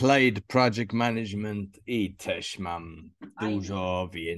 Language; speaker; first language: Polish; non-native, learner; English